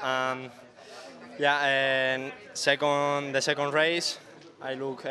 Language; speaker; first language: English; non-native, learner; Spanish